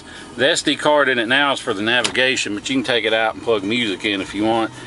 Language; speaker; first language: English; native; English